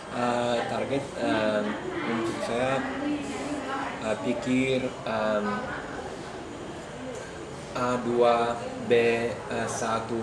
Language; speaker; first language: Indonesian; non-native, learner; English